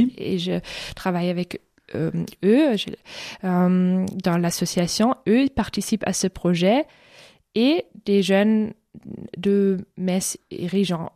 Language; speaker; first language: French; non-native, fluent; German